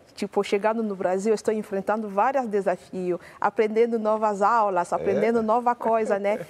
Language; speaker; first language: Portuguese; non-native, fluent; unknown